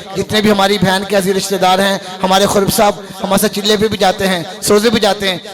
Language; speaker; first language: Urdu; non-native, local second language; Punjabi